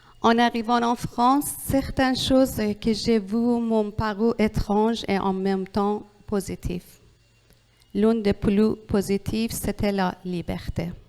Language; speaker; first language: French; non-native, learner; Persian